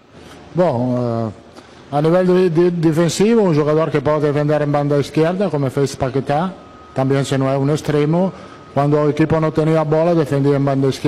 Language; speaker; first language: Portuguese; non-native, learner; Italian